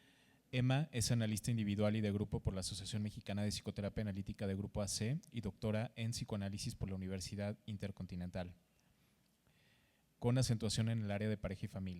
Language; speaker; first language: Spanish; native; Spanish